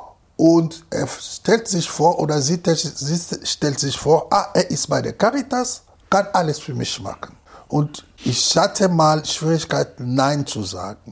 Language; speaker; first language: German; non-native, fluent; Lingala